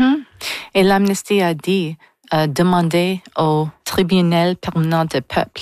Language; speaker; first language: French; non-native, learner; English